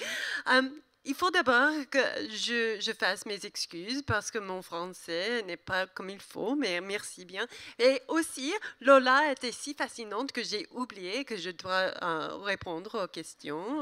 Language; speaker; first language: French; non-native, learner; English